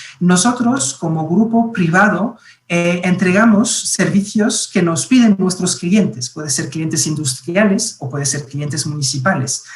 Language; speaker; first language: Spanish; non-native, fluent; French